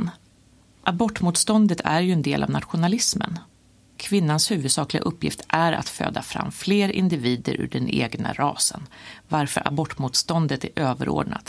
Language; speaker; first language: Swedish; native; Swedish